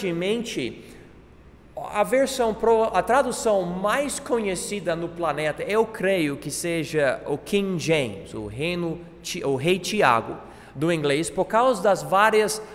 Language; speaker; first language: Portuguese; non-native, fluent; English